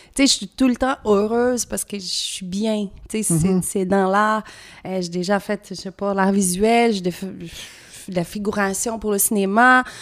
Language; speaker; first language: French; non-native, fluent; Portuguese